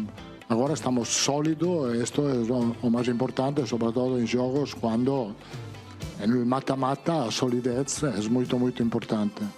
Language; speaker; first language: Portuguese; non-native, fluent; Italian